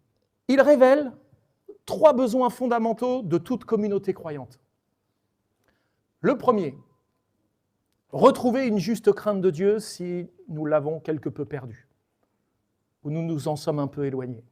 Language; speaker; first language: French; native; French